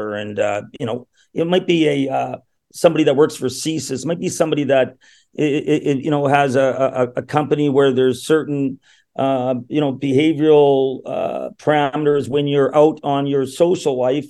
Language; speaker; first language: English; native; English